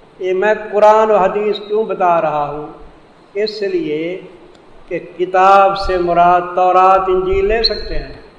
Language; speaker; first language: Urdu; non-native, local second language; Saraiki